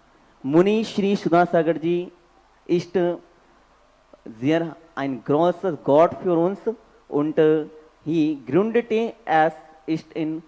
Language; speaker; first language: German; non-native, learner; Hindi